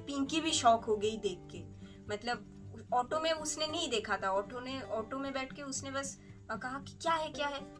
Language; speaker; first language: Hindi; native; Hindi